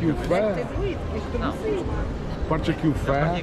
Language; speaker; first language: Portuguese; native; Portuguese